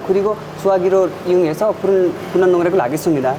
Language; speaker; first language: Korean; non-native, learner; Nepali